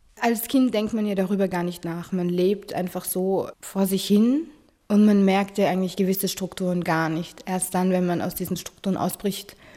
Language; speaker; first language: German; early bilingual, other home language; Arabic